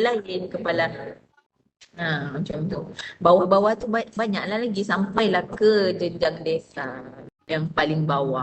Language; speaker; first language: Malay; non-native, local second language; Buginese